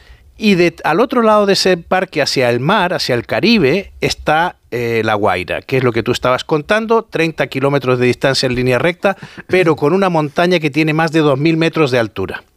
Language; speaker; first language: Spanish; native; Spanish